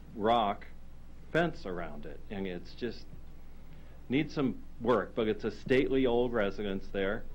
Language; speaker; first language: English; native; English